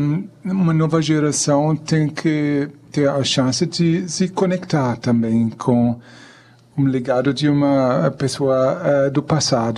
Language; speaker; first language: Portuguese; non-native, fluent; German